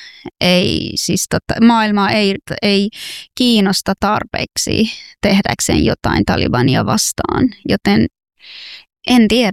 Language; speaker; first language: Finnish; non-native, fluent; Persian